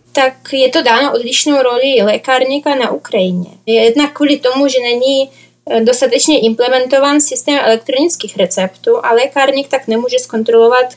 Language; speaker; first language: Czech; non-native, fluent; Ukrainian